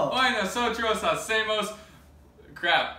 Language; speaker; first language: Spanish; non-native, learner; English